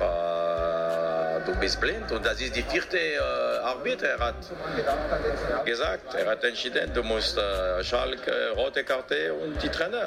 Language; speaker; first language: German; non-native, learner; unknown